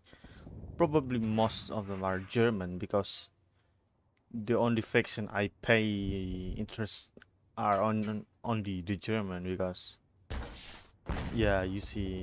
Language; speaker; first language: English; non-native, learner; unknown